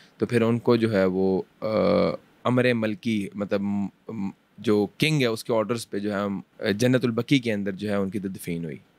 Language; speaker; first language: Urdu; early bilingual, heritage; Urdu